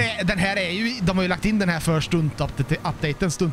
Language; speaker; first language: Swedish; native; Swedish